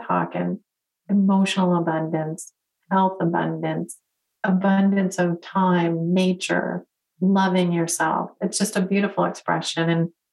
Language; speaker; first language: English; native; English